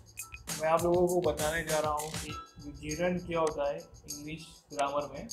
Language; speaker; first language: Hindi; native; Hindi